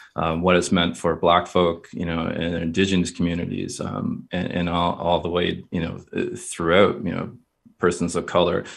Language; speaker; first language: English; native; English